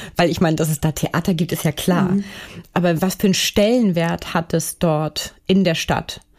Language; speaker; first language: German; native; German